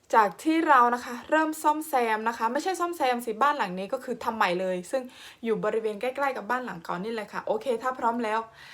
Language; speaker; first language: Thai; non-native, local second language; Khmer